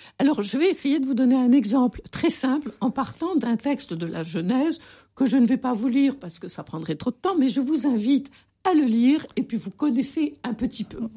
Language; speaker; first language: French; native; French